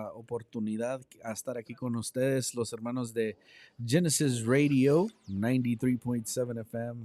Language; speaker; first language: Spanish; early bilingual, other home language; English